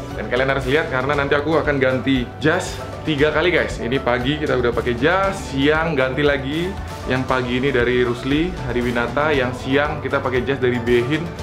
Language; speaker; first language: Indonesian; native; Indonesian